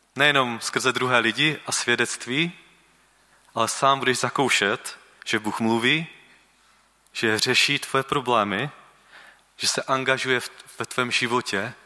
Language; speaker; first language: Czech; native; Czech